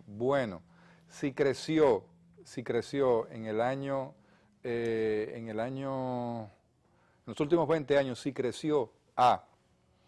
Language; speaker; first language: Spanish; native; Spanish